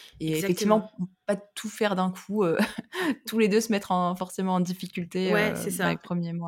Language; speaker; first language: French; native; French